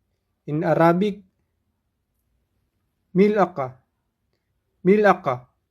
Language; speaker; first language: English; non-native, local second language; Filipino